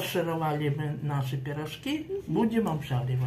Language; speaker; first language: Russian; native; Russian